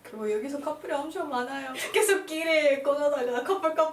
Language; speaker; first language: Korean; non-native, fluent; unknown